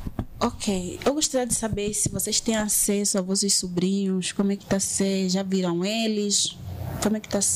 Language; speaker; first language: Portuguese; native; Portuguese